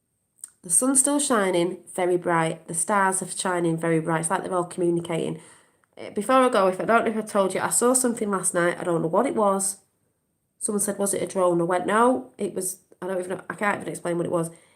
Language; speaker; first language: English; native; English